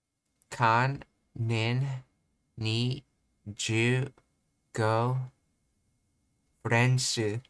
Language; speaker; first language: Japanese; non-native, learner; English